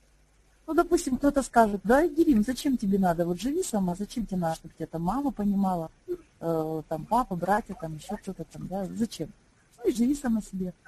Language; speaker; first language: Russian; native; Russian